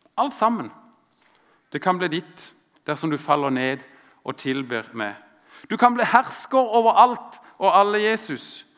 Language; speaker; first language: Norwegian; native; Norwegian